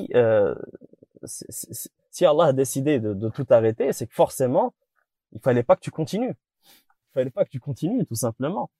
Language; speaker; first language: French; native; French